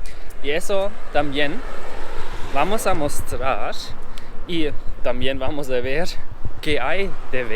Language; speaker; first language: Spanish; non-native, learner; German